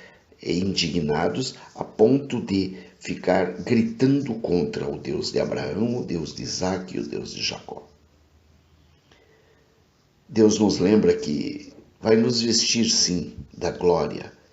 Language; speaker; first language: Portuguese; native; Portuguese